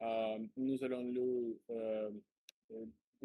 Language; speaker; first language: French; non-native, learner; Russian